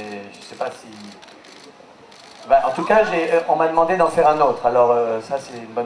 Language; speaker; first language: French; native; French